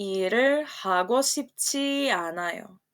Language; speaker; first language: Korean; non-native, fluent; Serbian